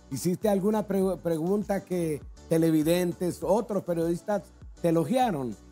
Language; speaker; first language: Spanish; native; Spanish